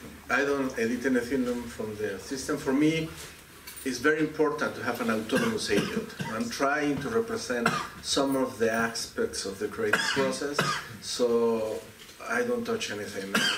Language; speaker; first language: English; non-native, fluent; Spanish